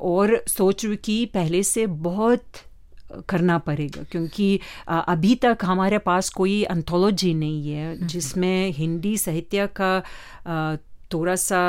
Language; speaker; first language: Hindi; non-native, fluent; Lithuanian